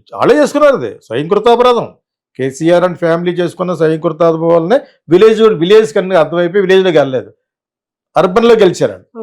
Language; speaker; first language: Telugu; native; Telugu